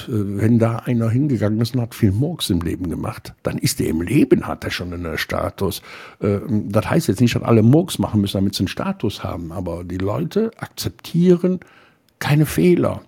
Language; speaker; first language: German; native; German